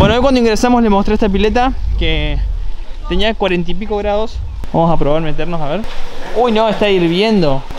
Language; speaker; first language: Spanish; native; Spanish